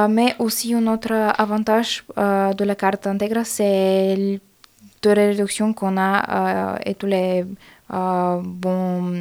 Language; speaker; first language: French; non-native, fluent; Bulgarian